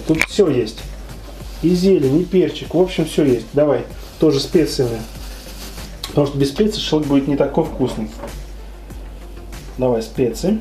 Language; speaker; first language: Russian; native; Russian